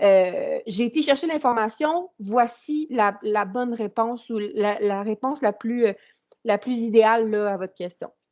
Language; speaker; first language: French; native; French